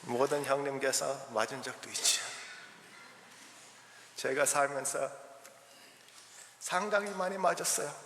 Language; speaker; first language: Korean; early bilingual, heritage; English